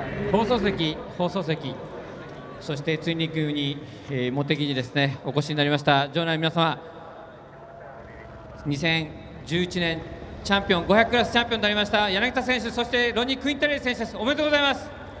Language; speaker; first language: Japanese; native; Japanese